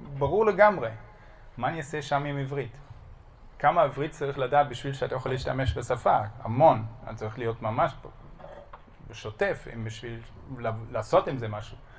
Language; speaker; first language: Hebrew; non-native, fluent; German